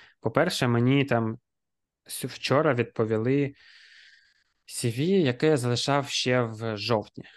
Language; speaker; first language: Ukrainian; non-native, local second language; Russian